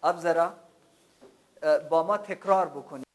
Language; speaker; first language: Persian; non-native, fluent; Urdu